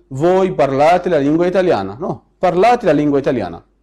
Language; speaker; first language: Italian; non-native, fluent; Arabic